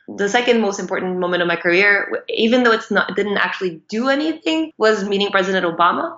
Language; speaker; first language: English; non-native, fluent; Portuguese